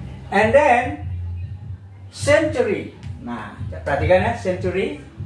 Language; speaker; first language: English; non-native, fluent; Indonesian